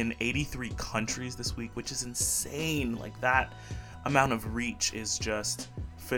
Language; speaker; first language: English; early bilingual, other home language; Portuguese